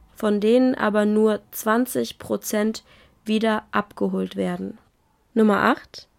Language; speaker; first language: German; native; German